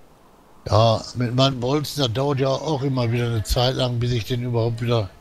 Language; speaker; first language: German; native; German